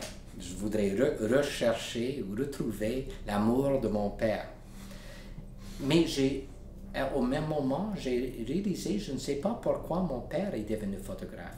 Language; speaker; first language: French; non-native, local second language; English